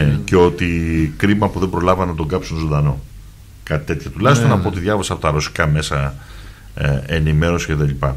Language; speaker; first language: Greek; native; Greek